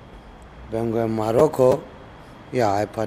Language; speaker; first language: Spanish; non-native, learner; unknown